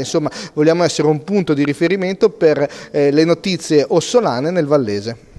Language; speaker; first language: Italian; native; Italian